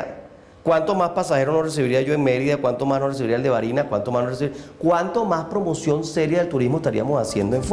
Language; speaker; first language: Spanish; native; Spanish